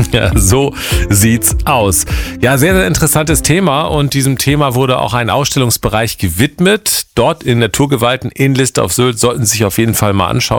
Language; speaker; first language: German; native; German